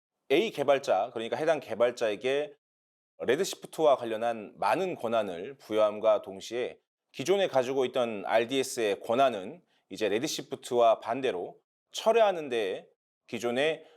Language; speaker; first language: Korean; native; Korean